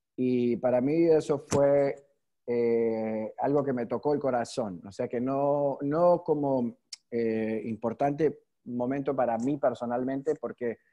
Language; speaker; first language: Spanish; early bilingual, heritage; Spanish